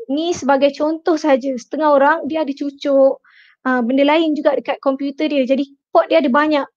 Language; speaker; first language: Malay; native; Malay